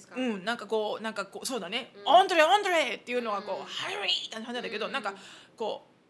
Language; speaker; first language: Japanese; native; Japanese